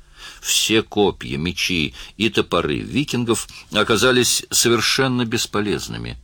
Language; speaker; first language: Russian; native; Russian